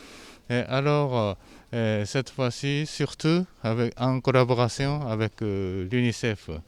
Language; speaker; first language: French; non-native, fluent; Japanese